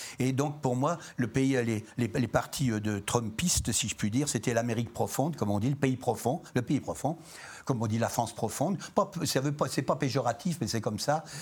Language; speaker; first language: French; native; French